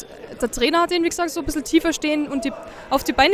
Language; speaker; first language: German; native; German